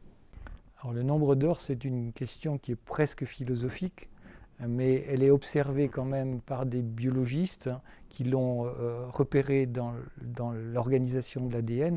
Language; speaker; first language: French; native; French